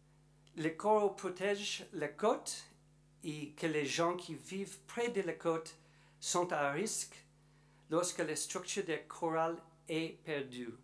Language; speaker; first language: French; non-native, learner; English